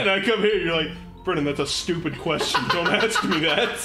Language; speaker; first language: English; native; English